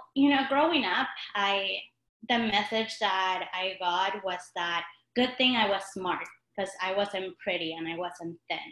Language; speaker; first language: English; non-native, fluent; Spanish